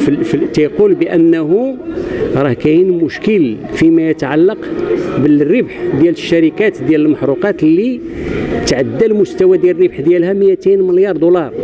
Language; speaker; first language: Arabic; native; Arabic